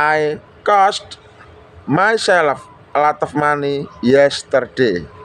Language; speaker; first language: English; non-native, learner; Indonesian